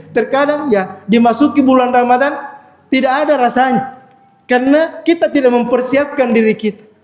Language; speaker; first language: Malay; non-native, local second language; Buginese